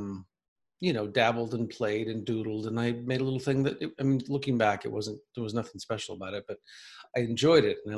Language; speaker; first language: English; native; English